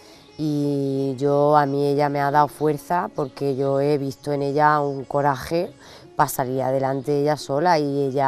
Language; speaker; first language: Spanish; native; Spanish